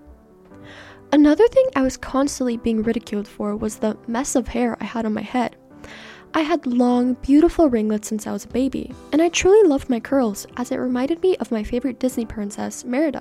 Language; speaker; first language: English; early bilingual, other home language; Persian